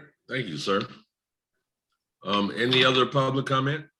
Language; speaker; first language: English; native; English